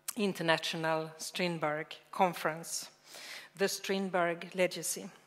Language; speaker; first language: English; non-native, fluent; Swedish